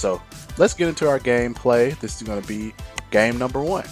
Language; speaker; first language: English; native; English